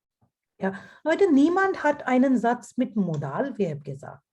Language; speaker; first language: German; non-native, fluent; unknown